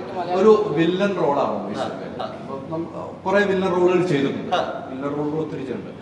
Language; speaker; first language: Malayalam; native; Malayalam